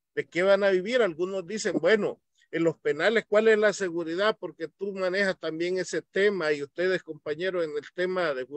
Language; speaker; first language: Spanish; native; Spanish